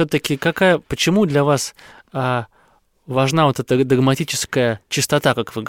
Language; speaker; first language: Russian; native; Russian